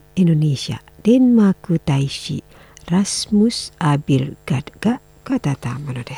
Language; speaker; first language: Japanese; non-native, fluent; Indonesian